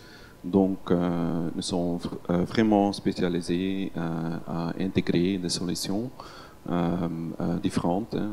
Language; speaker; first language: French; non-native, local second language; Dutch